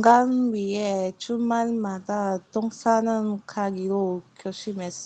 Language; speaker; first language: Korean; non-native, learner; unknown